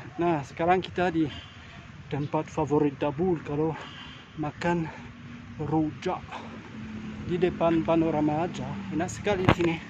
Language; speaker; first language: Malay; non-native, fluent; French